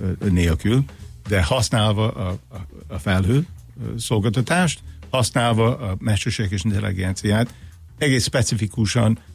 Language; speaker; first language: Hungarian; non-native, fluent; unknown